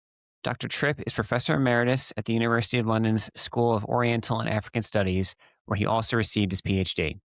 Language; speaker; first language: English; native; English